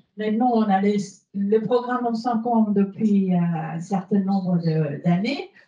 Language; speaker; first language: French; non-native, fluent; German